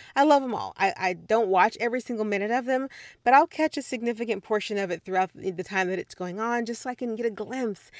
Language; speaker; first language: English; native; English